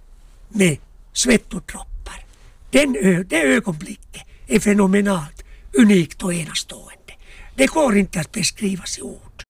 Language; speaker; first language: Swedish; non-native, local second language; Finnish